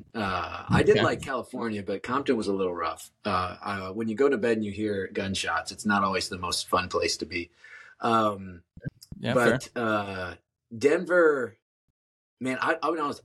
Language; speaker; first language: English; native; English